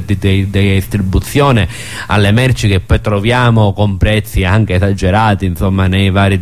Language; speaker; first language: Italian; native; Italian